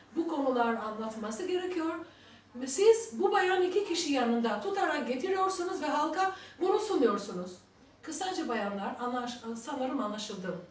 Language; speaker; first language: Turkish; non-native, fluent; Albanian